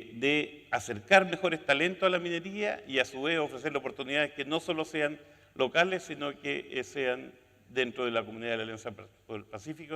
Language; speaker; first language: Spanish; native; Spanish